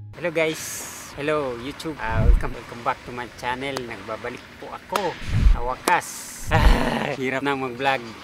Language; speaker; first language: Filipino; native; Filipino